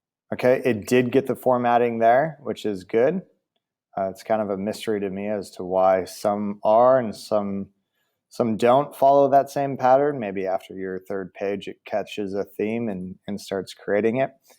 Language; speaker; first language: English; native; English